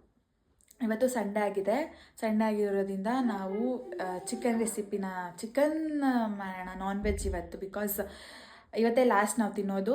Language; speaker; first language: Kannada; native; Kannada